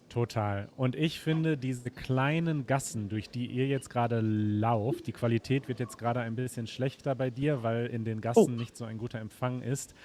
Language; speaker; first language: German; native; German